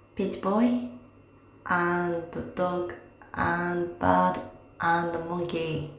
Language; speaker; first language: English; non-native, learner; Japanese